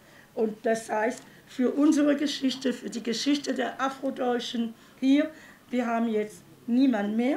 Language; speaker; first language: German; non-native, fluent; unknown